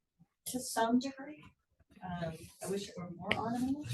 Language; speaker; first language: English; native; English